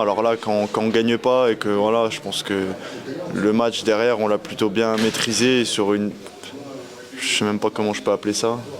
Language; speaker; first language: French; native; French